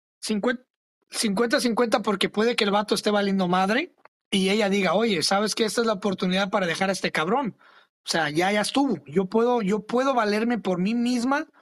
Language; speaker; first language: Spanish; early bilingual, other home language; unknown